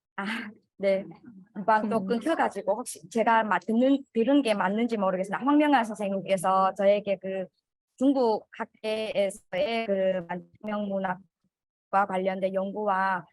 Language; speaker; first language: Korean; non-native, fluent; Chinese